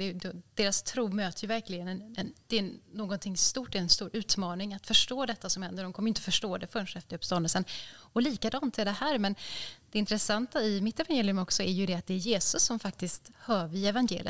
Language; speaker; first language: Swedish; native; Swedish